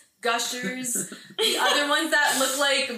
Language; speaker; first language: English; native; English